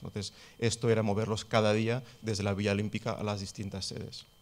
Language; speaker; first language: Spanish; non-native, local second language; Catalan